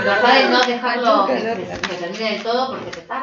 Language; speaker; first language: Spanish; native; Spanish